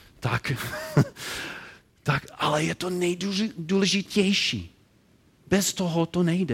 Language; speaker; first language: Czech; non-native, learner; English